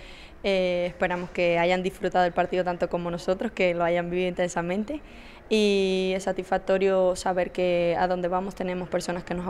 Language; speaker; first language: Spanish; native; Spanish